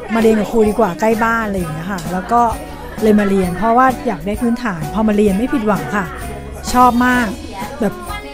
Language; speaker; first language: Thai; native; Thai